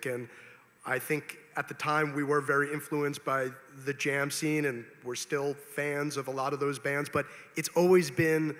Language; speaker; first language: English; native; English